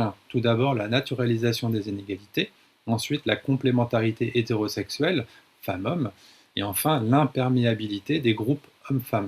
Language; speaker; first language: French; native; French